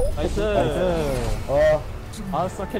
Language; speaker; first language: Korean; native; Korean